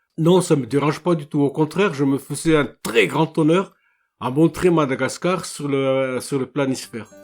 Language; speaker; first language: French; non-native, local second language; Malagasy